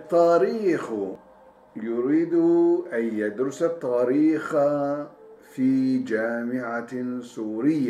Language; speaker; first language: Arabic; non-native, fluent; Turkish